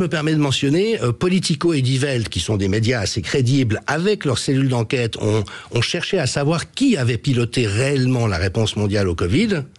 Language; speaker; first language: French; native; French